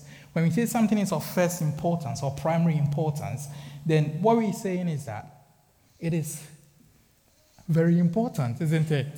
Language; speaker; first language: English; non-native, local second language; Akan